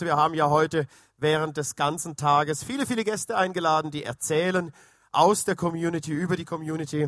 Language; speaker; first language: German; native; German